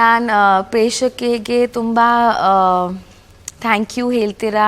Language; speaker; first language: Kannada; non-native, learner; Punjabi